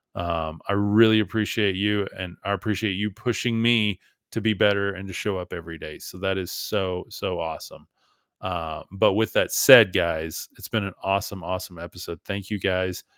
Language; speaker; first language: English; early bilingual, other home language; German